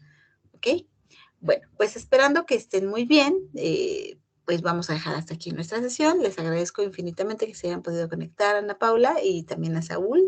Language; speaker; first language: Spanish; native; Spanish